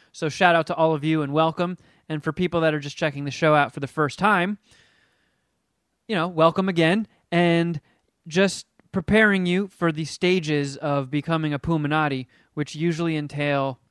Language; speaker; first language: English; native; English